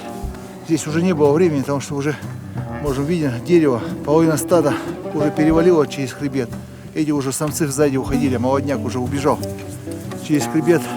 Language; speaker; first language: Russian; native; Russian